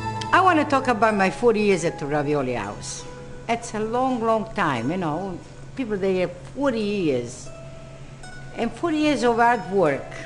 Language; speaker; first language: English; non-native, fluent; Italian